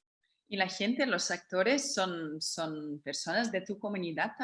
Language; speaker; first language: Spanish; non-native, fluent; Dutch